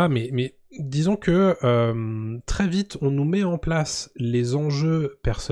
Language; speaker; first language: French; native; French